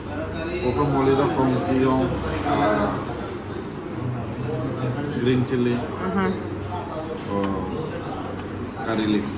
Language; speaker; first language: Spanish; non-native, learner; Malayalam